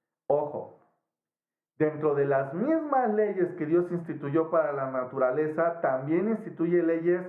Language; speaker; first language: Spanish; native; Spanish